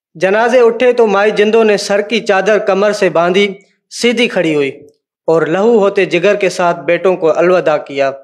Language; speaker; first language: Urdu; non-native, local second language; Sindhi